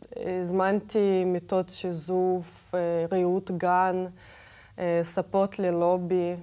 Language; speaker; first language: Hebrew; non-native, fluent; Russian